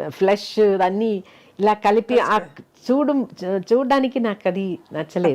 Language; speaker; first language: Telugu; non-native, fluent; Malayalam